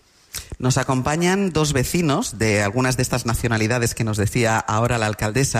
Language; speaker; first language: Spanish; native; Spanish